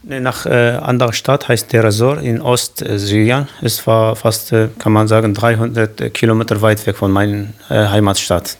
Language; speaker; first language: German; non-native, learner; Kurdish